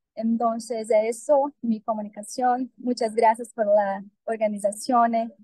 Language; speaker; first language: Spanish; non-native, fluent; Portuguese